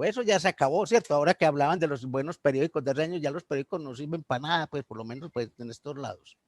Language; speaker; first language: Spanish; native; Spanish